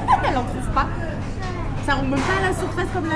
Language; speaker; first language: French; native; French